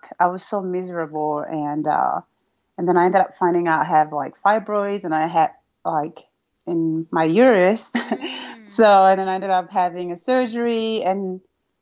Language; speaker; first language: English; non-native, fluent; Rundi